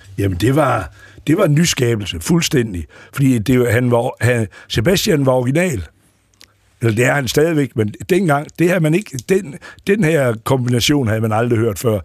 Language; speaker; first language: Danish; native; Danish